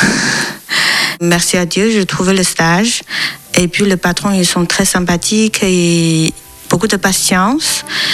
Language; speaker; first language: French; non-native, learner; Chinese